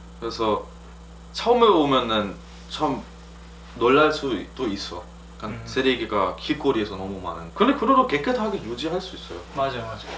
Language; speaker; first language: Korean; non-native, fluent; German